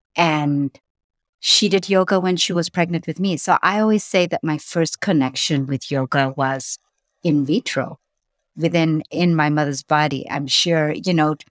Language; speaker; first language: English; native; English